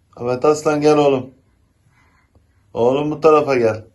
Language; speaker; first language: Turkish; native; Turkish